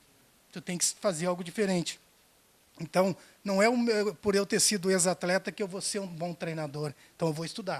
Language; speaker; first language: Portuguese; native; Portuguese